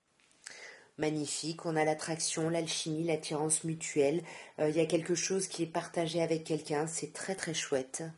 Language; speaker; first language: French; native; French